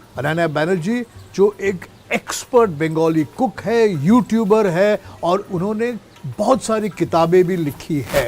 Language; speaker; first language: Hindi; native; Hindi